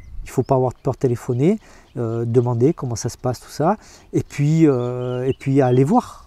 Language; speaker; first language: French; native; French